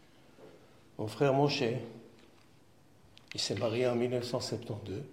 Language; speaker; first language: French; non-native, fluent; Hebrew